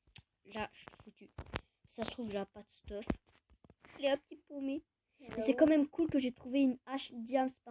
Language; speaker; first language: French; native; French